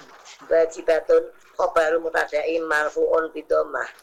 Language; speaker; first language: Arabic; non-native, learner; Indonesian